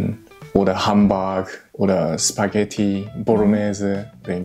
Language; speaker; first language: German; non-native, learner; Japanese